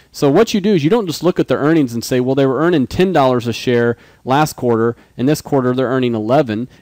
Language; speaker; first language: English; native; English